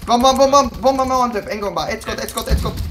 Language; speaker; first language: Swedish; native; Swedish